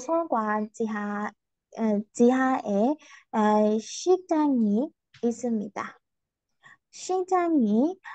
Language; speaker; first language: Korean; non-native, learner; Burmese